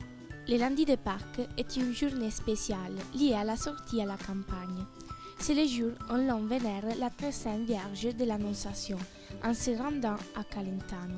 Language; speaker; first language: French; non-native, learner; Italian